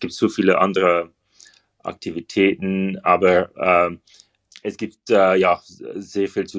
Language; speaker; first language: German; non-native, learner; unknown